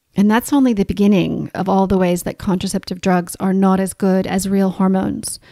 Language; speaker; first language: English; native; English